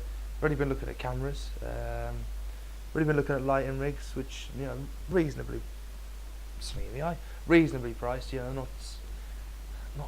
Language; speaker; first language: English; native; English